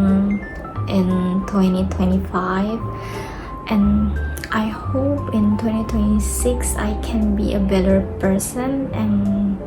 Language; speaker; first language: English; non-native, learner; Indonesian